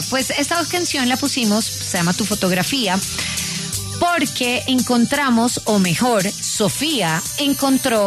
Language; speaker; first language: Spanish; native; Spanish